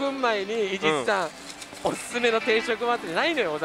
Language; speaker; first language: Japanese; native; Japanese